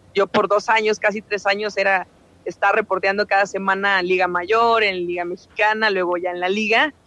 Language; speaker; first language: Spanish; native; Spanish